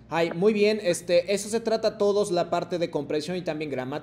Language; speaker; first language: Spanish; non-native, fluent; Japanese